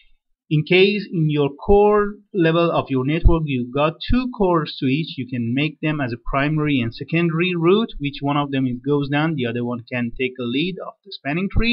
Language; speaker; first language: English; non-native, fluent; Persian